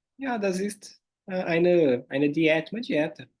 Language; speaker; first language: German; non-native, fluent; Portuguese